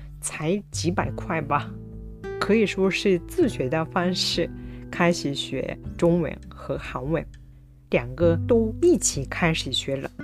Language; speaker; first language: Chinese; non-native, fluent; Japanese